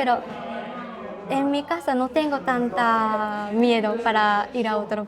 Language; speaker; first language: Spanish; non-native, learner; Japanese